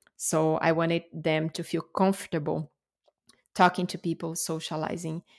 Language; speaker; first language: English; non-native, fluent; Portuguese